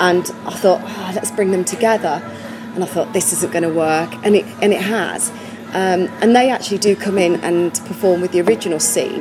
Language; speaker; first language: English; native; English